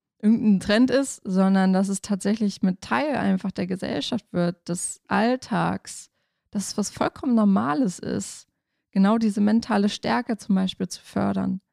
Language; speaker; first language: German; native; German